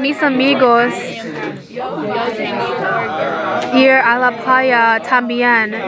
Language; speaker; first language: Spanish; non-native, learner; English